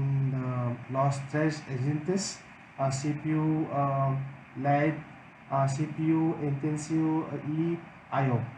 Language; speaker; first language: Spanish; non-native, learner; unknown